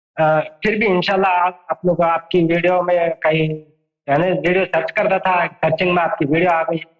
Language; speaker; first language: Urdu; non-native, local second language; Tamil